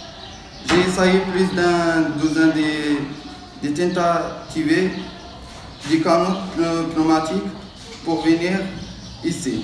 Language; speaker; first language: French; non-native, local second language; Arabic